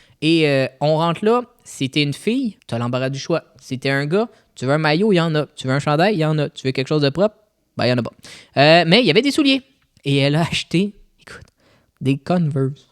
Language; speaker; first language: French; native; French